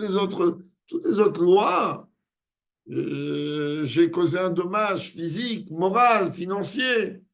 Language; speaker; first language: French; native; French